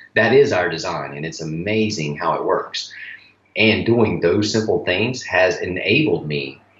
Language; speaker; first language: English; native; English